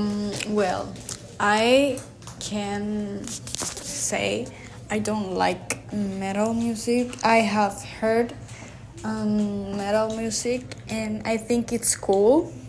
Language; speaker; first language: English; non-native, learner; Spanish